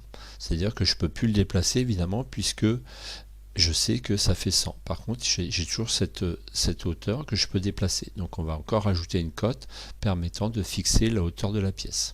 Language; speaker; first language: French; native; French